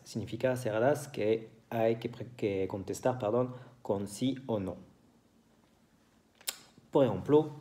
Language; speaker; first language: Spanish; non-native, fluent; French